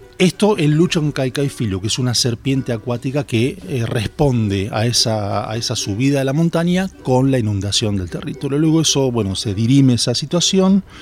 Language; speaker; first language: Spanish; native; Spanish